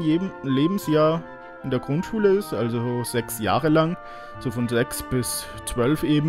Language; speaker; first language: German; native; German